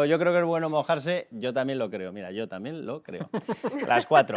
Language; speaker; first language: Spanish; native; Spanish